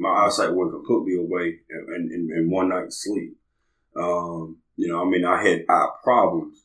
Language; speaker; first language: English; native; English